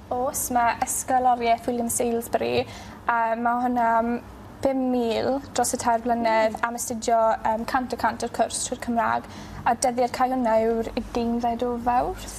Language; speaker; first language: Welsh; non-native, local second language; English